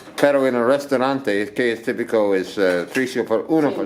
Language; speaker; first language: Spanish; non-native, learner; English